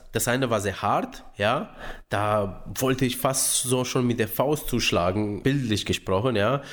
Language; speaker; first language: German; early bilingual, other home language; Romanian